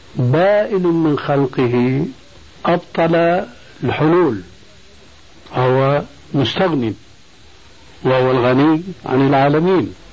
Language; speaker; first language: Arabic; early bilingual, other home language; Albanian